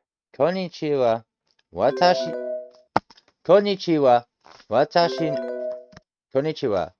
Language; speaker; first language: Japanese; non-native, learner; English